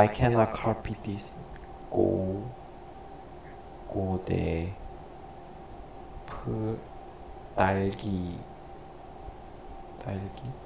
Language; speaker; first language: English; non-native, learner; Korean